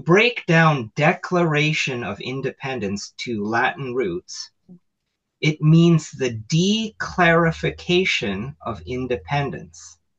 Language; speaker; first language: English; native; English